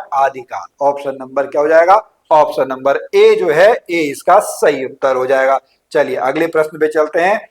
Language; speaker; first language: Hindi; native; Hindi